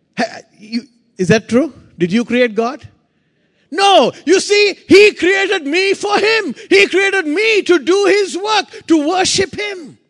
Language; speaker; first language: English; non-native, local second language; Sinhala